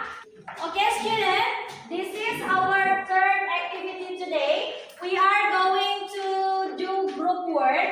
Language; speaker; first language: English; non-native, fluent; Indonesian